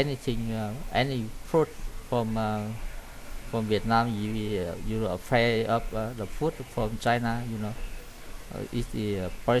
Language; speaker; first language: English; non-native, learner; Vietnamese